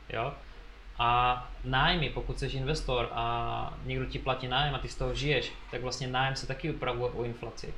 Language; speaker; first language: Czech; native; Czech